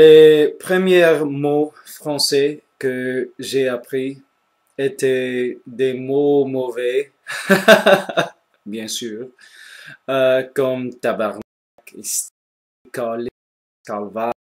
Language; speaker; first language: French; non-native, local second language; English